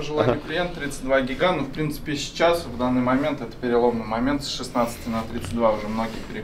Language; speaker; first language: Russian; native; Russian